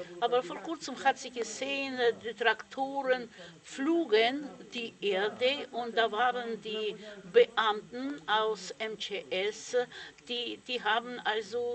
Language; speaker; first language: German; non-native, fluent; Russian